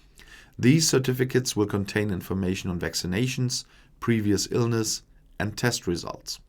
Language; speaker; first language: English; non-native, fluent; German